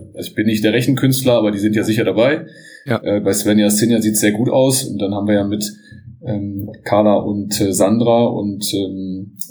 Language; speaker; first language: German; native; German